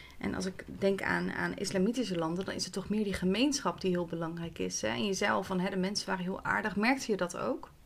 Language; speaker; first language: Dutch; native; Dutch